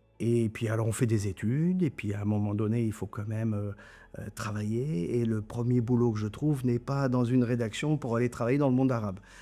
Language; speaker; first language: French; non-native, local second language; German